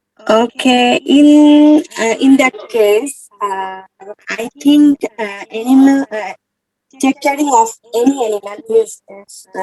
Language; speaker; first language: English; non-native, learner; Bangla